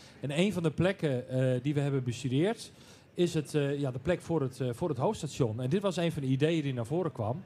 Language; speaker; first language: Dutch; native; Dutch